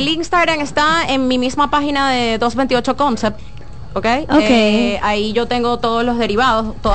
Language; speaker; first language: Spanish; native; Spanish